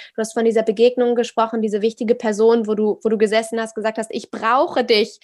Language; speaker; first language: German; native; German